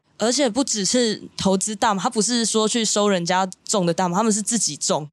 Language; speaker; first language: Chinese; native; Chinese